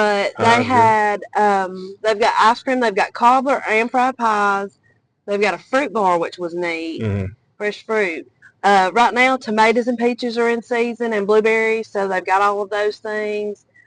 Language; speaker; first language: English; native; English